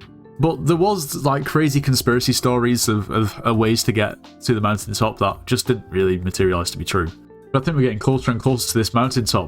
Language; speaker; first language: English; native; English